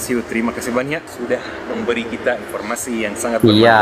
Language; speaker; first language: Indonesian; non-native, fluent; Arabic